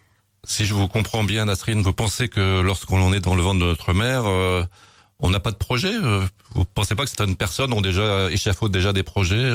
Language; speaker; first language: French; native; French